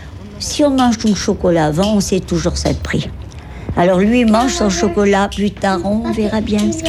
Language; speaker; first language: French; native; French